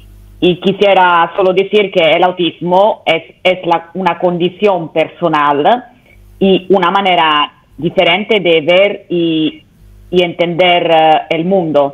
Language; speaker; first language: Spanish; non-native, fluent; Italian